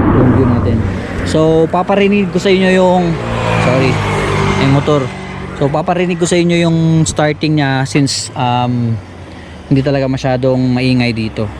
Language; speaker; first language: Filipino; non-native, local second language; Cebuano